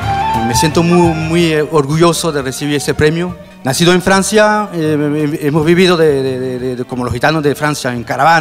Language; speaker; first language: Spanish; early bilingual, other home language; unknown